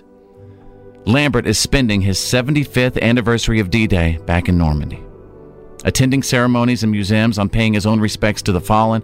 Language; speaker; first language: English; native; English